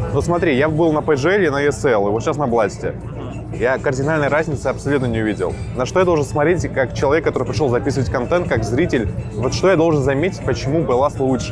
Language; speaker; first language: Russian; native; Russian